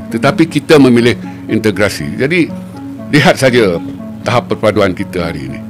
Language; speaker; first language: Malay; native; Malay